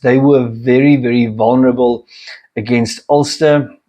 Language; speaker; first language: English; non-native, local second language; Afrikaans